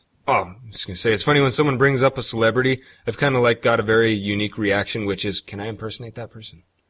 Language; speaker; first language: English; native; English